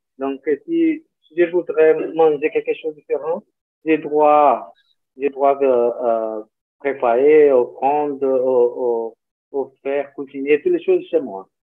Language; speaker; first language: French; non-native, learner; Portuguese